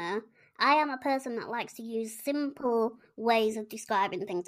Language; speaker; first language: English; native; English